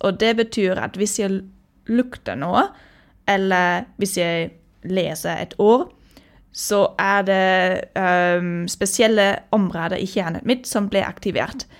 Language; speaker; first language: Norwegian; non-native, fluent; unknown